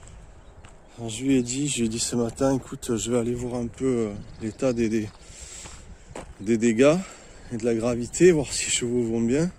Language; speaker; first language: French; native; French